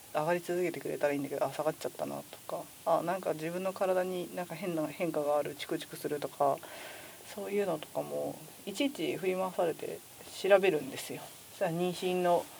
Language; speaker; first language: Japanese; native; Japanese